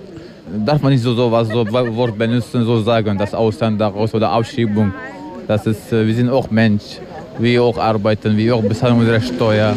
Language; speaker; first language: German; non-native, learner; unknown